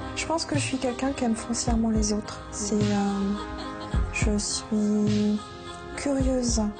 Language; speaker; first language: French; native; French